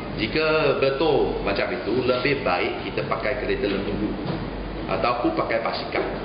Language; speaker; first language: Malay; non-native, local second language; Chinese